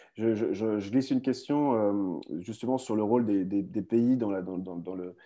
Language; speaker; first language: French; native; French